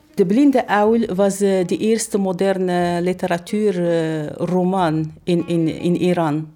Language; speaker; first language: Dutch; non-native, fluent; Arabic